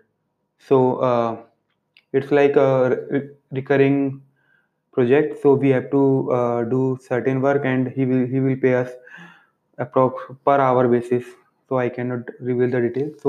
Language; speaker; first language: English; non-native, local second language; Hindi